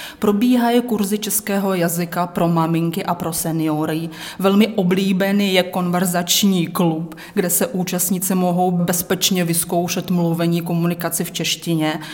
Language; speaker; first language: Czech; native; Czech